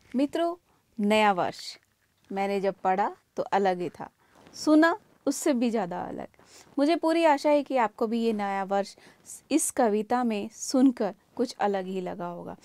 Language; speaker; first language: Hindi; native; Hindi